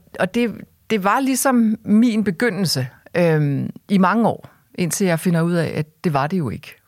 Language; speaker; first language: Danish; early bilingual, other home language; Korean